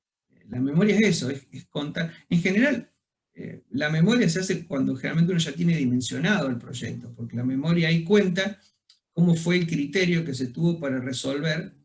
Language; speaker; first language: Spanish; native; Spanish